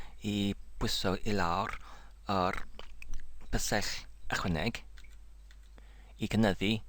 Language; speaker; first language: Welsh; non-native, learner; English